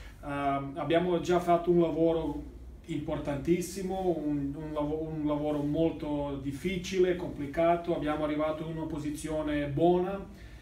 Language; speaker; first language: Italian; non-native, learner; Serbian